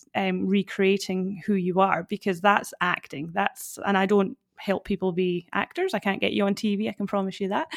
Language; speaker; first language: English; native; English